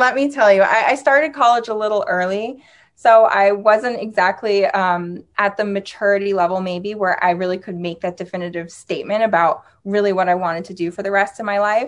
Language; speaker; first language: English; native; English